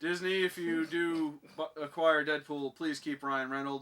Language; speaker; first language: English; native; English